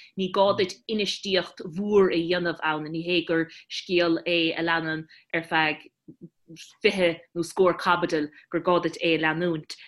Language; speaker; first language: Irish; non-native, local second language; English